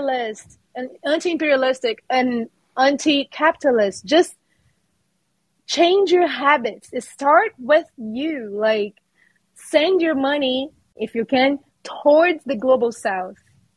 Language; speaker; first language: English; non-native, fluent; Portuguese